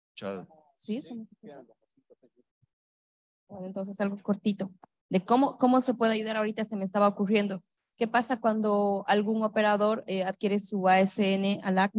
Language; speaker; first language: Spanish; native; Spanish